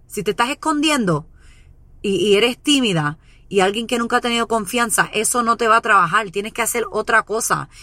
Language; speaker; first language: Spanish; early bilingual, heritage; Spanish